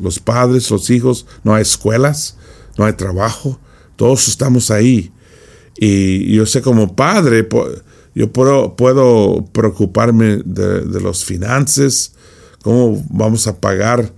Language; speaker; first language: Spanish; non-native, fluent; English